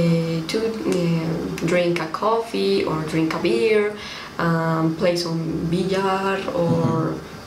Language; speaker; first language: English; non-native, learner; Spanish